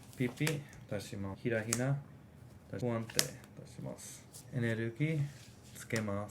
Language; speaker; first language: Japanese; non-native, fluent; English